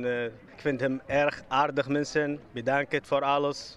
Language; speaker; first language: Dutch; non-native, learner; Arabic